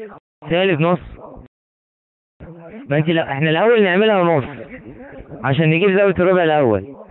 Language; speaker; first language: Arabic; native; Arabic